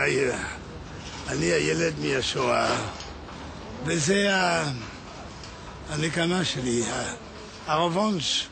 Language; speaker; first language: Hebrew; non-native, learner; French